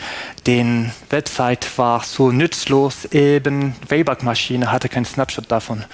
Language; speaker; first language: German; non-native, fluent; French